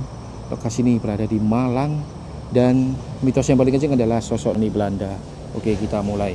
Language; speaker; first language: Indonesian; native; Indonesian